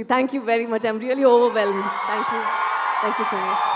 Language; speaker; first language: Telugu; non-native, local second language; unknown